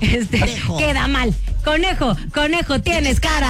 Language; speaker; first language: Spanish; native; Spanish